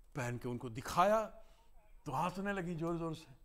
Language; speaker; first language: Hindi; native; Hindi